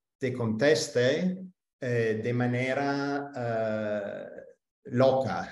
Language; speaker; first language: Spanish; non-native, fluent; Italian